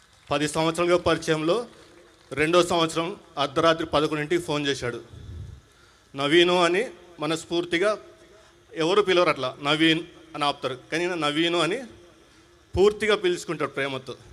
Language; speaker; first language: Telugu; non-native, local second language; Hindi